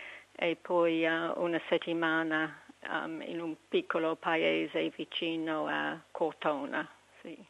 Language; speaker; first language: Italian; non-native, learner; English